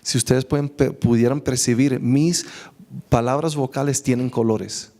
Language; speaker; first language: Spanish; native; Spanish